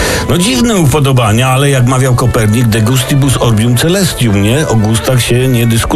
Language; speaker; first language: Polish; native; Polish